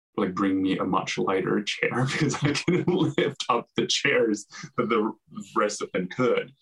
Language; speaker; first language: English; non-native, fluent; Finnish